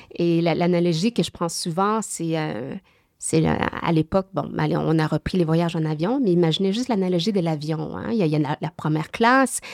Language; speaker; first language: French; early bilingual, other home language; Vietnamese